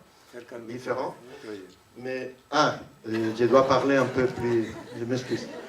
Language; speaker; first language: French; non-native, fluent; Spanish